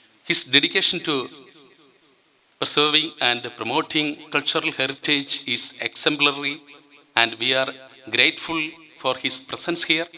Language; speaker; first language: English; non-native, local second language; Malayalam